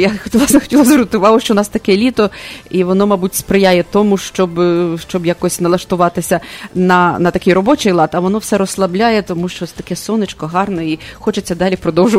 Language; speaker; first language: Ukrainian; native; Ukrainian